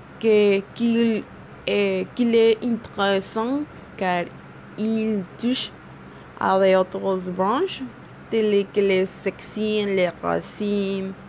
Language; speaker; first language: French; non-native, learner; Spanish